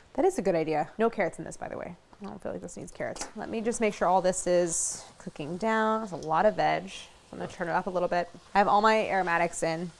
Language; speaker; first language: English; native; English